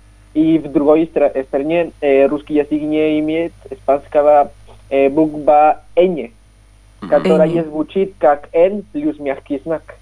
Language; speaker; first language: Russian; non-native, learner; Spanish